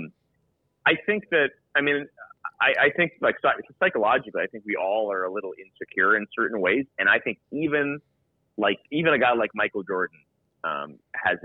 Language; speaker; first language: English; native; English